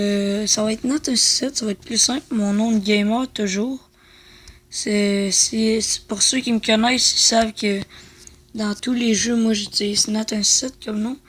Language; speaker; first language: French; native; French